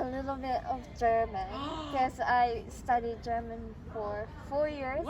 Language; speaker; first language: English; non-native, fluent; Japanese